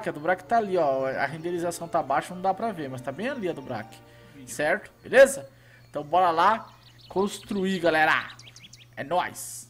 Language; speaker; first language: Portuguese; native; Portuguese